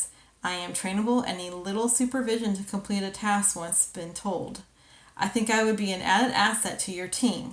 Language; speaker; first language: English; native; English